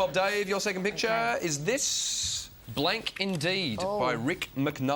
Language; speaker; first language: English; native; English